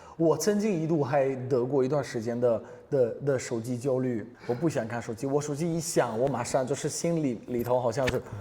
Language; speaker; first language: Chinese; non-native, fluent; Italian